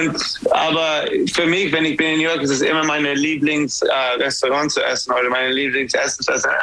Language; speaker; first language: German; non-native, learner; English